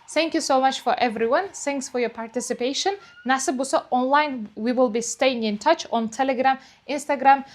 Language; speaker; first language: English; non-native, fluent; Uzbek